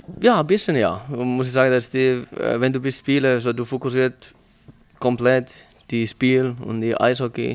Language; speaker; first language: German; non-native, learner; Finnish